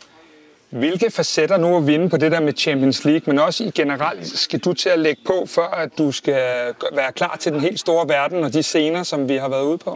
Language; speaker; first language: Danish; native; Danish